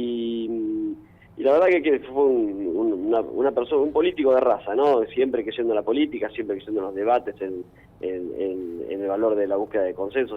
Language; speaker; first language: Spanish; native; Spanish